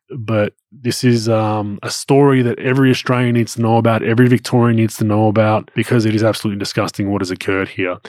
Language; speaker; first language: English; native; English